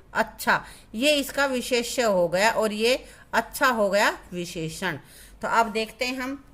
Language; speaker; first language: Hindi; native; Hindi